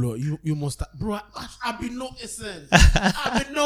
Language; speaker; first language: English; non-native, local second language; Yoruba